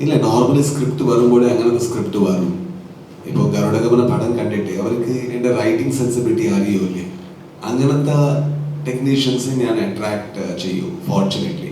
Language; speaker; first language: Malayalam; non-native, learner; Kannada